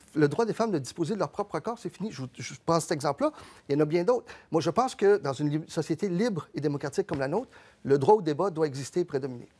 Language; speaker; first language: French; early bilingual, other home language; Spanish